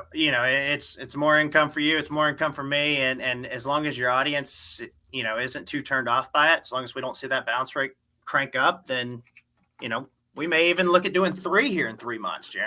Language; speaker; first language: English; native; English